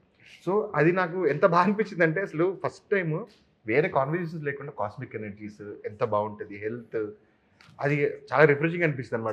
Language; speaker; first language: Telugu; native; Telugu